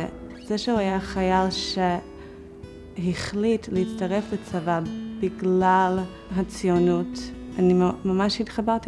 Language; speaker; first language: Hebrew; non-native, fluent; English